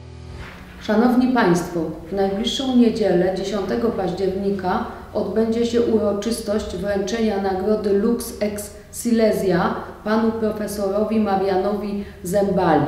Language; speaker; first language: Polish; native; Polish